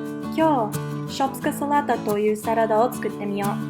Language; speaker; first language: Japanese; non-native, learner; Bulgarian